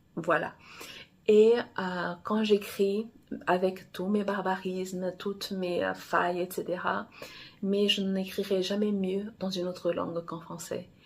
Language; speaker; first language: French; non-native, fluent; Portuguese